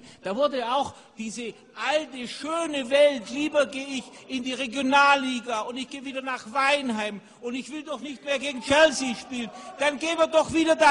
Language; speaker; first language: German; native; German